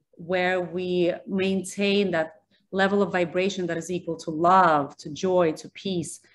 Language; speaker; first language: English; early bilingual, other home language; Russian